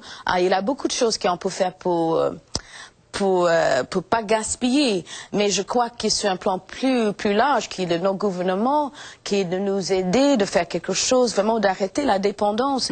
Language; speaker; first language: French; non-native, fluent; English